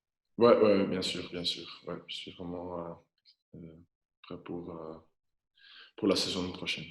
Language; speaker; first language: French; non-native, local second language; Dutch